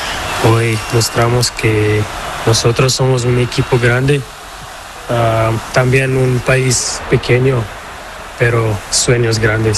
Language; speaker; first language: Spanish; non-native, learner; Portuguese